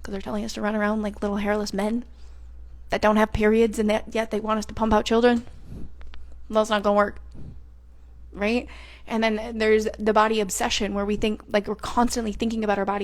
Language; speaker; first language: English; native; English